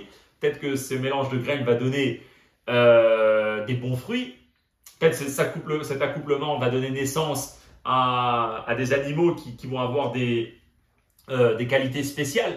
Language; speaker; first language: French; native; French